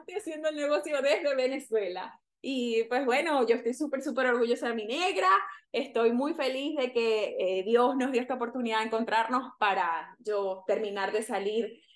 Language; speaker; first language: Spanish; native; Spanish